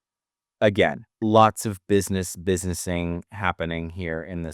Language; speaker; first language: English; native; English